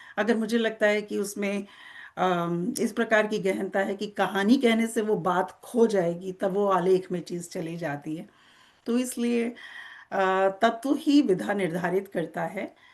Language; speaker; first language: Hindi; native; Hindi